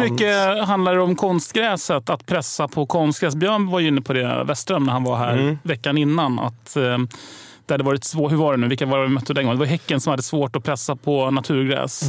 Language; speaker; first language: Swedish; native; Swedish